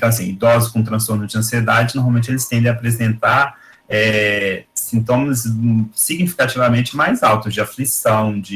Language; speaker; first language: Portuguese; native; Portuguese